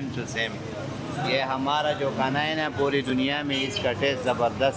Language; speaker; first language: Hindi; non-native, local second language; Pashto